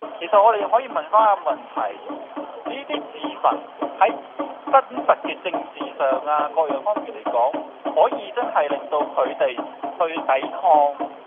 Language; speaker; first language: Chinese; non-native, local second language; Cantonese